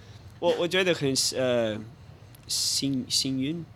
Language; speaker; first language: Chinese; non-native, fluent; English